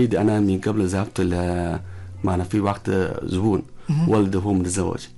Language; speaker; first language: Arabic; non-native, learner; Chinese